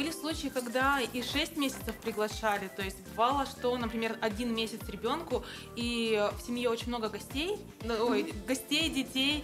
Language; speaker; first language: Russian; native; Russian